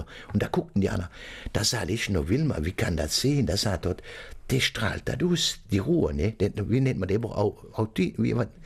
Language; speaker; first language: German; native; German